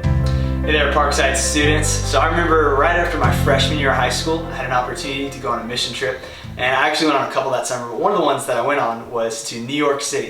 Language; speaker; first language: English; native; English